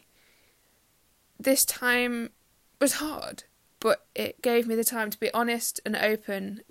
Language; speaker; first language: English; native; English